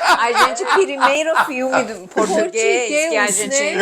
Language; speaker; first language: Portuguese; non-native, learner; Persian